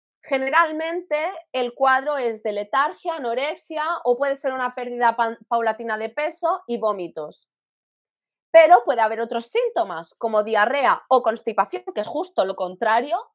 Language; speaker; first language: Spanish; native; Spanish